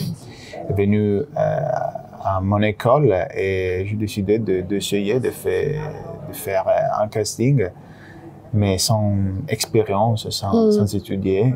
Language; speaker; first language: French; non-native, fluent; Italian